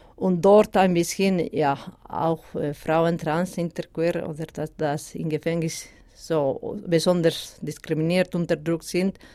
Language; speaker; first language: German; non-native, learner; Basque